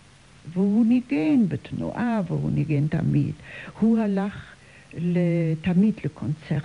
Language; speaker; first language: Hebrew; non-native, fluent; German